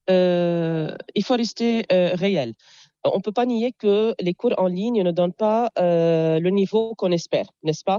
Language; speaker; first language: French; non-native, local second language; Arabic